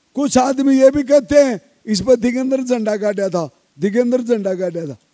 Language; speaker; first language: Hindi; native; Hindi